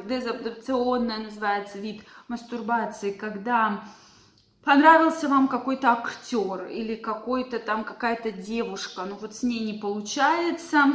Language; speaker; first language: Russian; native; Russian